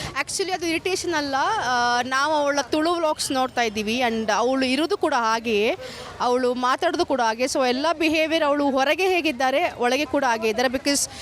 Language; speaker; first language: Kannada; non-native, local second language; Tulu